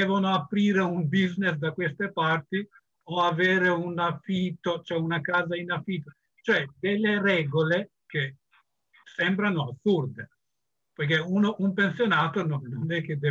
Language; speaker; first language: Italian; non-native, fluent; Albanian